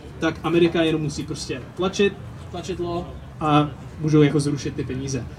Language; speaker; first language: Czech; early bilingual, heritage; Czech